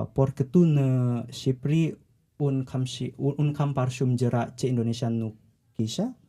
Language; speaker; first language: Albanian; non-native, learner; Indonesian